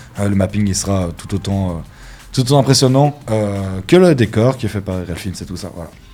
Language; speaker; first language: French; native; French